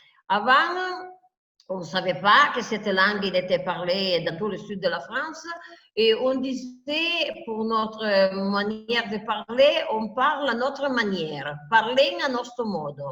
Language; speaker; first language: French; non-native, fluent; Italian